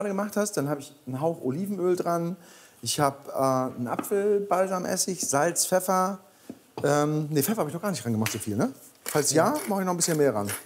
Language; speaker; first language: German; native; German